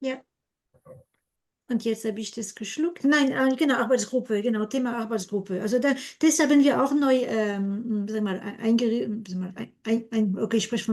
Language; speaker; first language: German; non-native, fluent; French